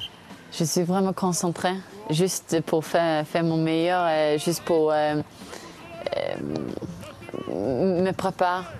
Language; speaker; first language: French; non-native, fluent; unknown